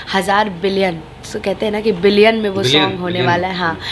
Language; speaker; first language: Hindi; native; Hindi